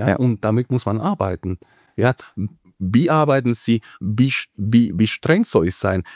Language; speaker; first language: German; non-native, fluent; Spanish